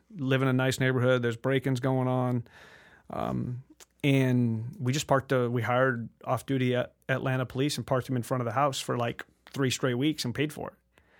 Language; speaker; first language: English; native; English